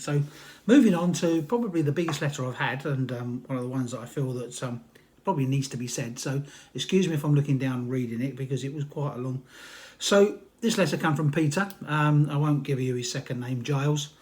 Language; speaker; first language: English; native; English